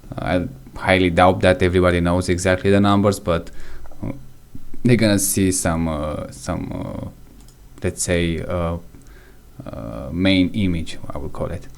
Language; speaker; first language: English; non-native, fluent; Romanian